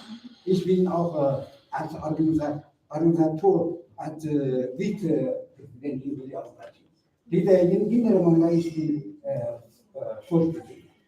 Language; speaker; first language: German; non-native, learner; Mongolian